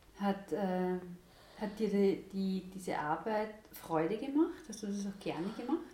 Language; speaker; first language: German; native; German